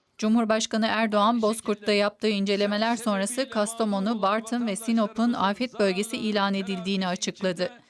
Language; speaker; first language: Turkish; native; Turkish